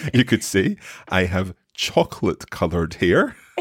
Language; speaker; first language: English; native; English